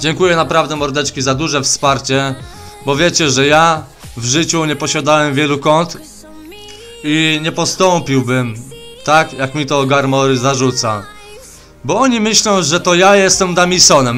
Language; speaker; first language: Polish; native; Polish